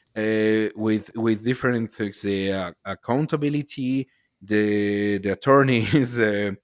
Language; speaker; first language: English; non-native, learner; Spanish